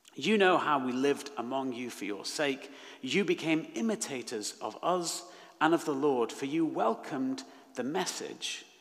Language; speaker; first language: English; native; English